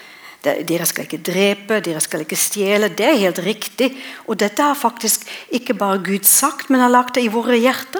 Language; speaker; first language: Norwegian; non-native, fluent; English